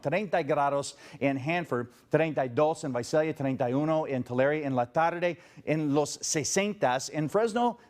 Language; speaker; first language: Spanish; non-native, learner; English